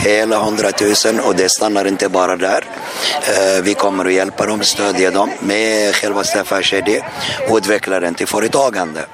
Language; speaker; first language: Swedish; non-native, fluent; Arabic